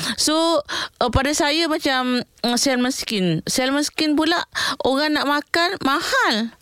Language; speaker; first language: Malay; native; Malay